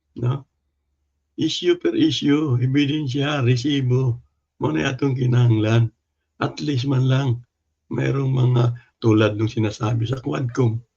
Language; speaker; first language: Filipino; non-native, local second language; Cebuano